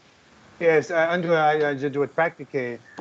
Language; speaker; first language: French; non-native, learner; English